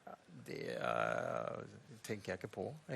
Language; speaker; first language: Norwegian; native; Norwegian